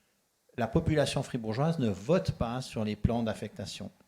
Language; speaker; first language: French; native; French